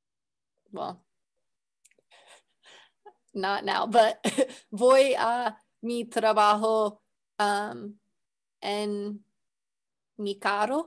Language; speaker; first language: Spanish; non-native, learner; English